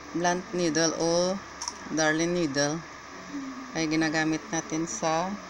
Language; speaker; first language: Filipino; non-native, local second language; Cebuano